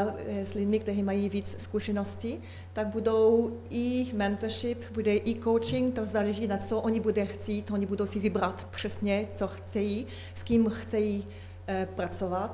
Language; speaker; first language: Czech; non-native, learner; French